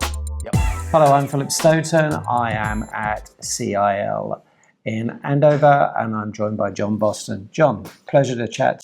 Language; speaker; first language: English; native; English